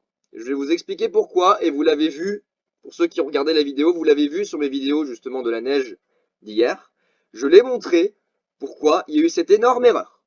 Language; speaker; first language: French; native; French